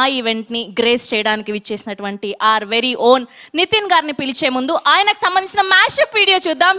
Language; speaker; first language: Telugu; native; Telugu